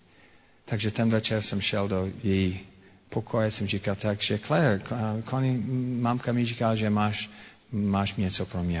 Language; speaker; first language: Czech; non-native, fluent; English